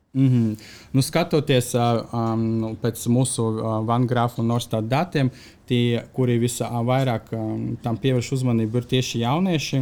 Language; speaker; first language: Latvian; non-native, local second language; Russian